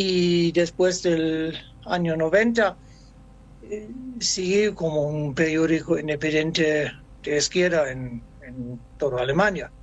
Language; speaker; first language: Spanish; non-native, fluent; German